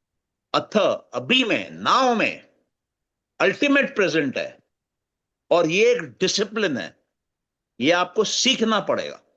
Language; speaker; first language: Hindi; native; Hindi